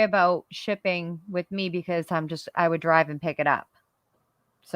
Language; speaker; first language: English; native; English